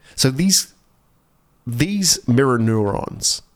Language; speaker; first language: English; native; English